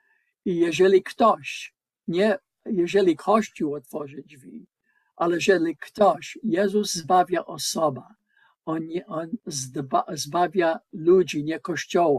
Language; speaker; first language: Polish; non-native, learner; English